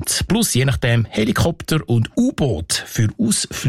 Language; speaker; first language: German; native; German